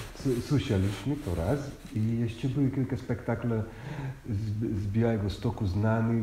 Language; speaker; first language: Polish; non-native, fluent; Hungarian